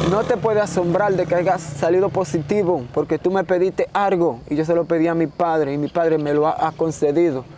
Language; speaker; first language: Spanish; native; Spanish